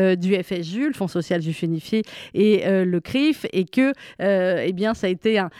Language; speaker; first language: French; native; French